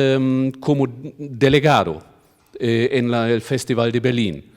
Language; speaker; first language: Spanish; non-native, fluent; German